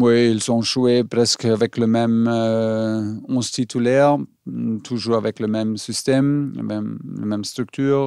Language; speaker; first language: French; non-native, learner; German